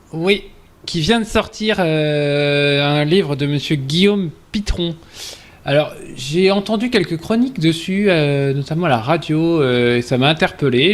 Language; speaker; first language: French; native; French